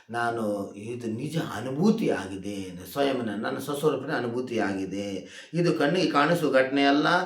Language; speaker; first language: Kannada; non-native, local second language; Hindi